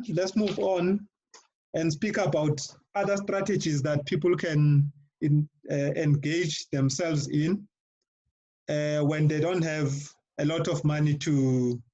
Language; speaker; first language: English; non-native, local second language; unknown